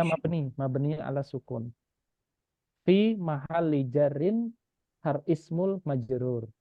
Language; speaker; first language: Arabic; non-native, fluent; Indonesian